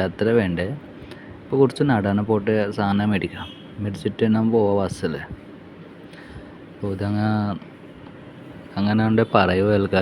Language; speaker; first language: Malayalam; non-native, learner; Hindi